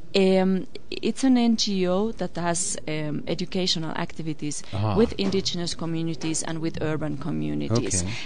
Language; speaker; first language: English; non-native, fluent; Finnish